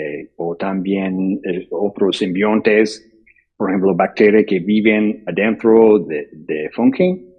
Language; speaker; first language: Spanish; non-native, fluent; English